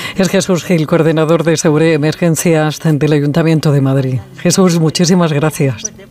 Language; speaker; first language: Spanish; native; Spanish